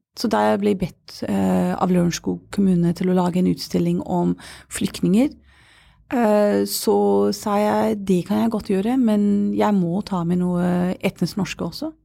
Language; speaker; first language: Norwegian; non-native, fluent; English